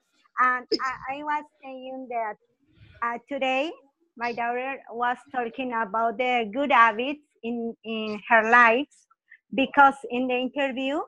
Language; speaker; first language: English; non-native, learner; Spanish